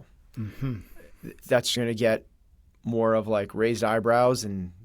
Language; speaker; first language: English; native; English